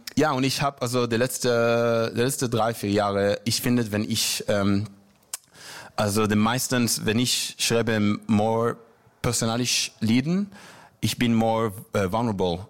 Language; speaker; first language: German; non-native, learner; Hebrew